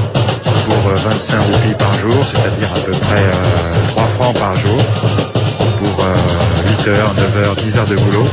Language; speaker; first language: French; native; French